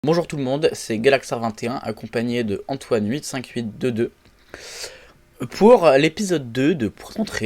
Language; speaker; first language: French; native; French